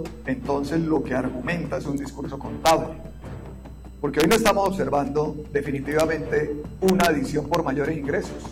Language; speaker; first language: Spanish; native; Spanish